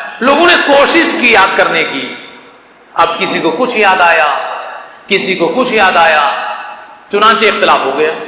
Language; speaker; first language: Urdu; native; Urdu